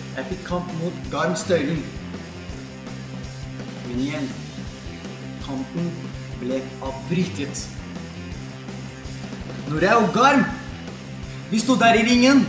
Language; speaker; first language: Norwegian; non-native, fluent; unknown